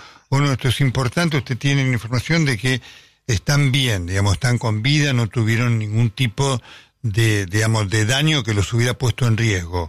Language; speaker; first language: Spanish; native; Spanish